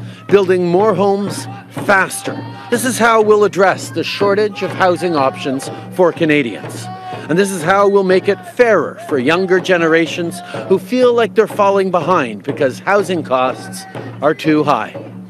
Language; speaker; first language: English; native; English